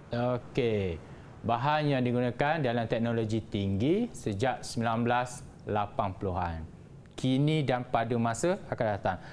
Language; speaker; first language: Malay; native; Malay